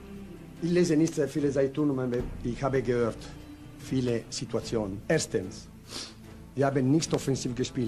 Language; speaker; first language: German; non-native, learner; Italian